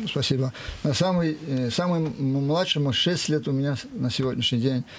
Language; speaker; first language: Russian; non-native, local second language; Avaric